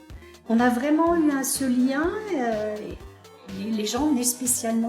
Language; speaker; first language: French; native; French